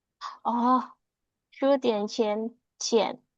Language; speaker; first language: Chinese; non-native, learner; Indonesian